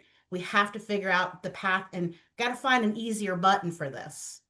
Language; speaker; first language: English; native; English